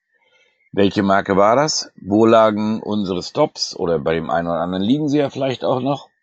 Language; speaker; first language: German; native; German